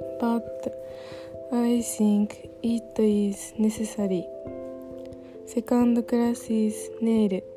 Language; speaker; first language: English; non-native, learner; Japanese